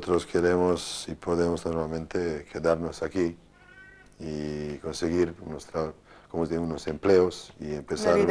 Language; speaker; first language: Spanish; non-native, fluent; Bosnian